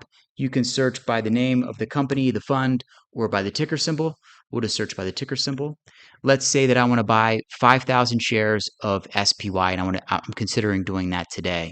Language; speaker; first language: English; native; English